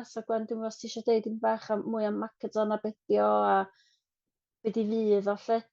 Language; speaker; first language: Welsh; non-native, local second language; English